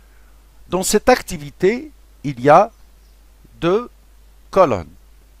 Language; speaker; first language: French; non-native, local second language; Arabic